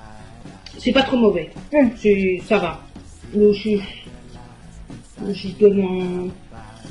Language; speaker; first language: French; native; French